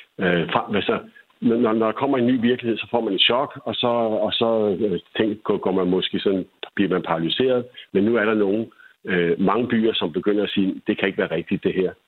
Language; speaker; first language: Danish; native; Danish